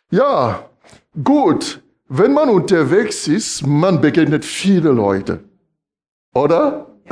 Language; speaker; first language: German; non-native, fluent; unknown